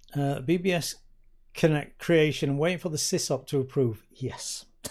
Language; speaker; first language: English; native; English